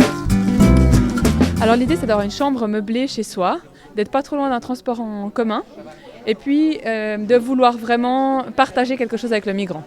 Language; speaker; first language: French; native; French